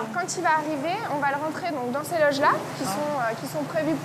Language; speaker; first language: French; native; French